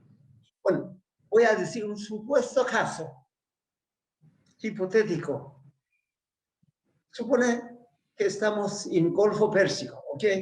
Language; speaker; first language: Spanish; non-native, fluent; Persian